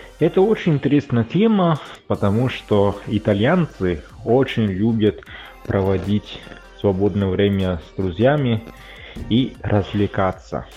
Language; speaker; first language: Russian; non-native, fluent; Italian